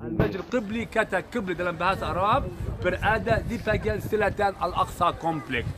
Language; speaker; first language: Indonesian; non-native, learner; Arabic